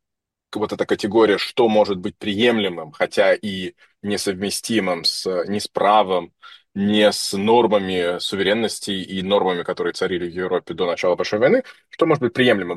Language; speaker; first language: Russian; native; Russian